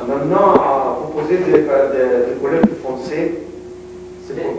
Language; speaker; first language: French; non-native, learner; Arabic